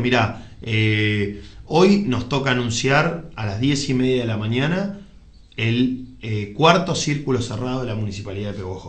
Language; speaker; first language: Spanish; native; Spanish